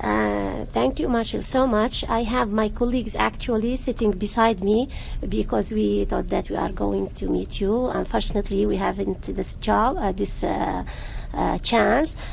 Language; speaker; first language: English; non-native, learner; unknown